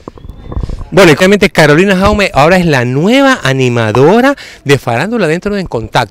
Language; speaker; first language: Spanish; native; Spanish